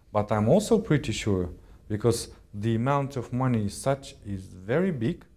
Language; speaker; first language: English; non-native, fluent; Kazakh